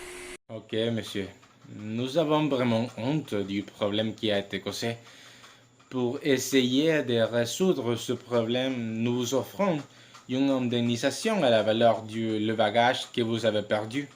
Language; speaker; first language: French; non-native, learner; Spanish